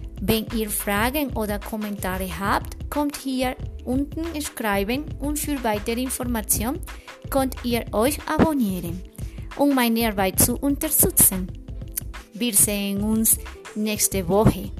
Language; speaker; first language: German; non-native, fluent; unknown